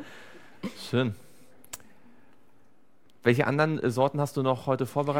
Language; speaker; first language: German; native; German